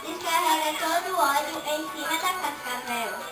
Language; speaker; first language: Portuguese; native; Portuguese